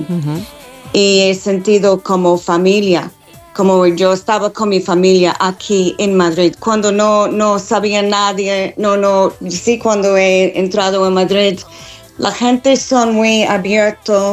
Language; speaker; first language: Spanish; non-native, fluent; English